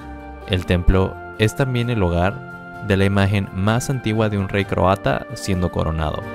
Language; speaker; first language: Spanish; native; Spanish